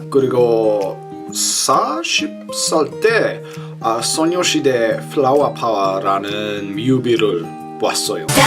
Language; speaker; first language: Korean; non-native, learner; English